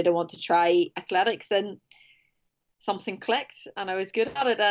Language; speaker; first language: English; native; English